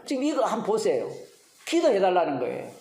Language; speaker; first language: Korean; native; Korean